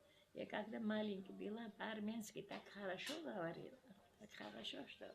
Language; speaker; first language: Russian; non-native, local second language; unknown